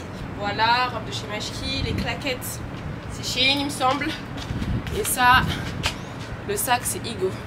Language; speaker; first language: French; native; French